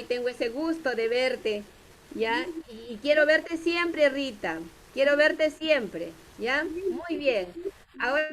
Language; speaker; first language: Spanish; native; Spanish